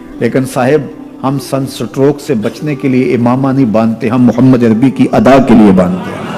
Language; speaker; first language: Urdu; non-native, local second language; Punjabi